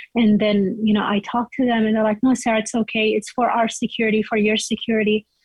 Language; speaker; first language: English; non-native, fluent; Arabic